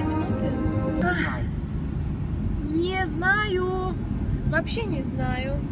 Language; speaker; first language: Russian; native; Russian